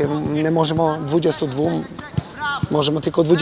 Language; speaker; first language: Polish; non-native, fluent; Albanian